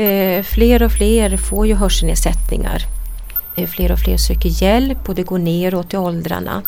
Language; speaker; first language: Swedish; native; Swedish